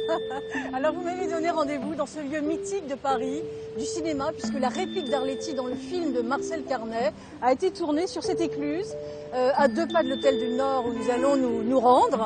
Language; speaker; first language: French; native; French